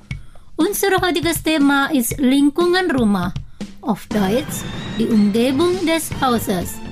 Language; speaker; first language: German; non-native, fluent; Indonesian